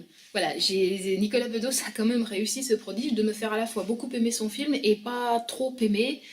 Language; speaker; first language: French; native; French